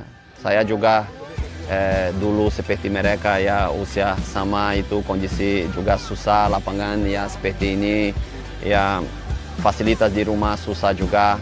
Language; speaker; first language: Indonesian; non-native, fluent; Portuguese